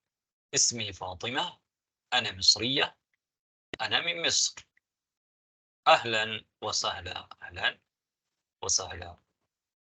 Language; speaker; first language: Arabic; non-native, fluent; Tamil